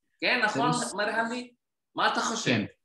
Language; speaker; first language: Hebrew; non-native, learner; Indonesian